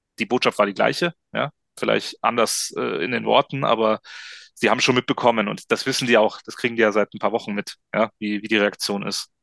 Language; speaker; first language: German; native; German